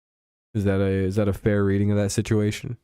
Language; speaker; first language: English; native; English